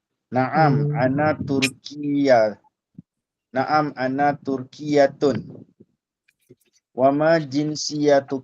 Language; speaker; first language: Arabic; non-native, learner; Malay